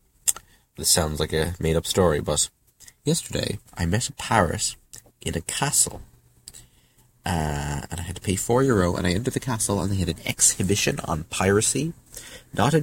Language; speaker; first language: English; native; English